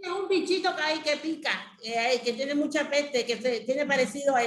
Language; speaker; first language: Spanish; native; Spanish